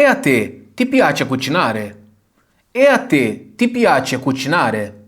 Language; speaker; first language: Italian; non-native, fluent; Portuguese